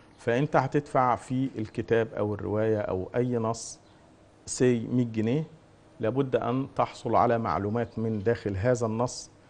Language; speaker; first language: Arabic; native; Arabic